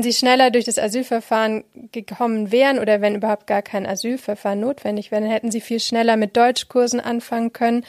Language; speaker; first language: German; native; German